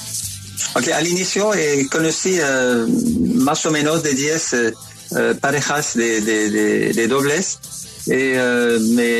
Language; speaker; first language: Spanish; non-native, learner; French